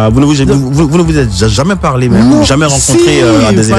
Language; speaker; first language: French; native; French